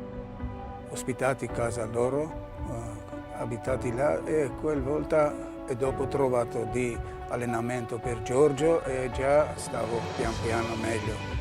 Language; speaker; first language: Italian; non-native, learner; Armenian